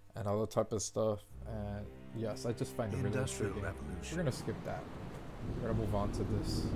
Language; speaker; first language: English; native; English